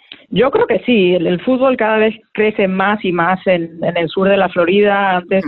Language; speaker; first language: Spanish; native; Spanish